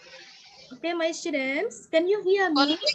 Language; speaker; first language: English; non-native, learner; Indonesian